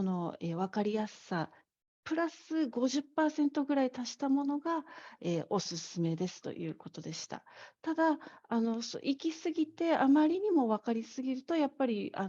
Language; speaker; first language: Japanese; native; Japanese